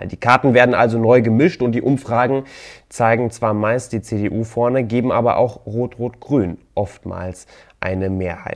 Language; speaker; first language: German; native; German